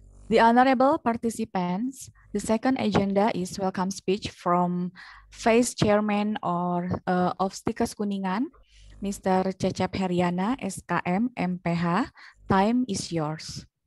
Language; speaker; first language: English; non-native, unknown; Indonesian